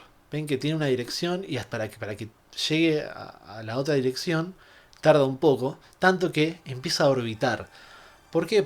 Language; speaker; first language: Spanish; native; Spanish